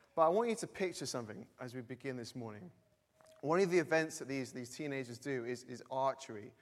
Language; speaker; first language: English; native; English